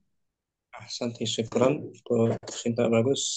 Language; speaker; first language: Indonesian; native; Indonesian